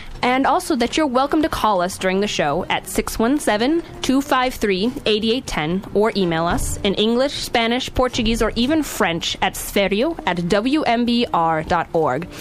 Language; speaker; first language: English; native; English